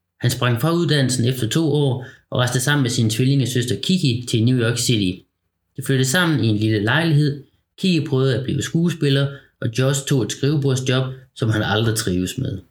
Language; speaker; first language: Danish; native; Danish